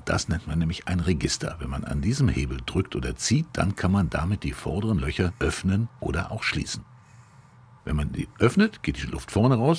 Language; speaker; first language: German; native; German